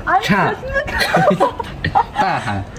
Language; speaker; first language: Chinese; non-native, fluent; Mongolian